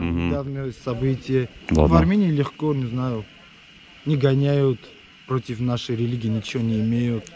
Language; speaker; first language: Russian; non-native, local second language; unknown